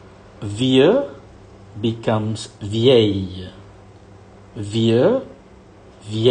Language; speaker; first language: French; non-native, fluent; Malay